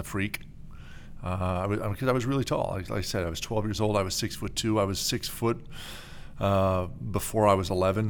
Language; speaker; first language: English; native; English